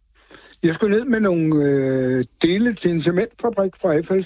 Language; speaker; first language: Danish; native; Danish